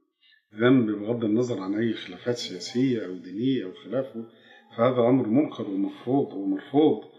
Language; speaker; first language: Arabic; native; Arabic